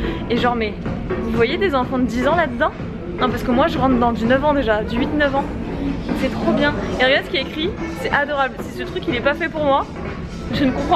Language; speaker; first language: French; native; French